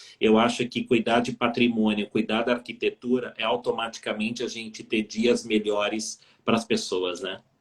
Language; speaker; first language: Portuguese; native; Portuguese